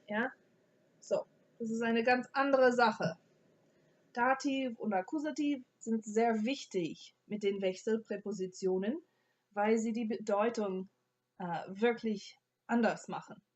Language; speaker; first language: German; non-native, fluent; English